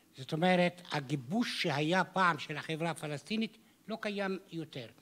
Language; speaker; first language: Hebrew; non-native, local second language; Arabic